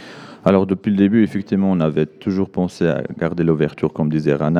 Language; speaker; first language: French; non-native, fluent; Arabic